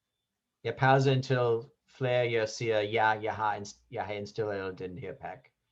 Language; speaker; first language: Danish; non-native, fluent; English